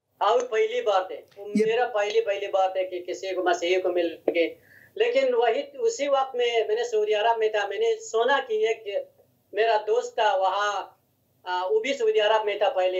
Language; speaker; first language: Hindi; non-native, learner; Hazaragi